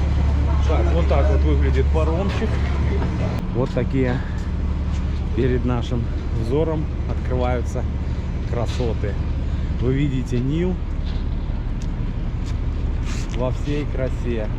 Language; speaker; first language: Russian; native; Russian